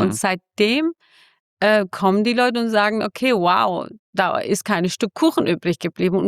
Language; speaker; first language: German; non-native, fluent; Kurdish